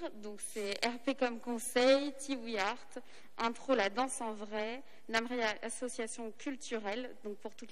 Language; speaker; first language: French; native; French